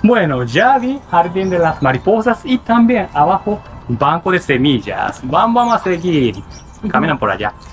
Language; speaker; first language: Spanish; non-native, learner; Japanese